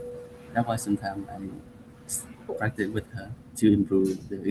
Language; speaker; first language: English; non-native, learner; Vietnamese